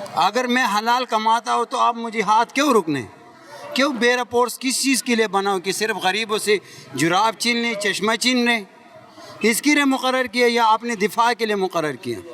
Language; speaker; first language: Urdu; non-native, local second language; Pashto